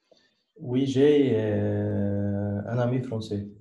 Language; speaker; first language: French; non-native, learner; Arabic